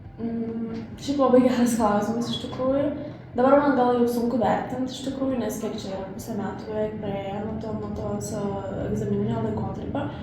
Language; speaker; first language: Lithuanian; native; Lithuanian